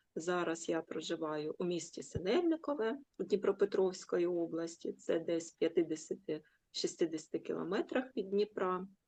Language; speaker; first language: Ukrainian; non-native, local second language; Russian